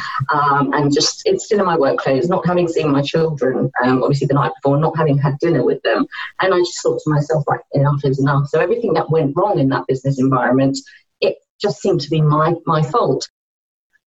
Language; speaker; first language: English; native; English